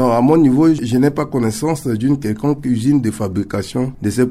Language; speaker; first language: French; non-native, local second language; Sango